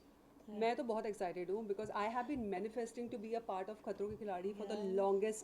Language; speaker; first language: Hindi; native; Hindi